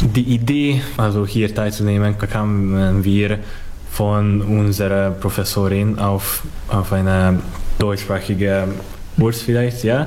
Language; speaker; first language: German; non-native, fluent; Hungarian